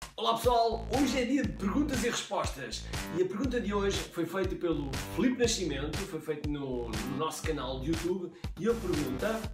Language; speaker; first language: Portuguese; native; Portuguese